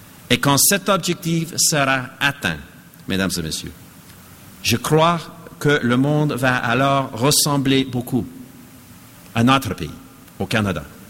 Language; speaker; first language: French; non-native, fluent; English